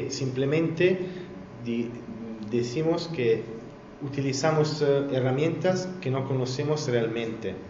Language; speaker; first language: Spanish; non-native, learner; Italian